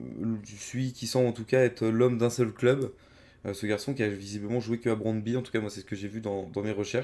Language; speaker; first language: French; native; French